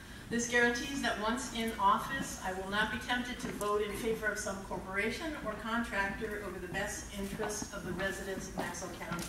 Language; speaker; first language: English; early bilingual, other home language; Spanish